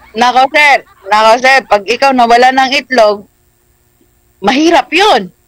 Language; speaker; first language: Filipino; non-native, local second language; Iloko